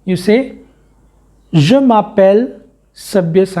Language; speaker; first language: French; non-native, fluent; Hindi